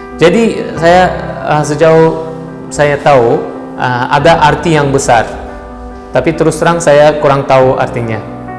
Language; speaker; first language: Indonesian; non-native, fluent; Turkish